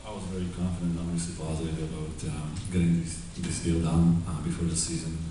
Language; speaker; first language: English; non-native, fluent; Slovak